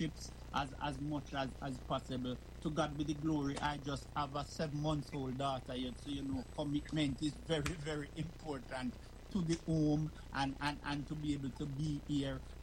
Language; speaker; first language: English; non-native, local second language; Jamaican Creole English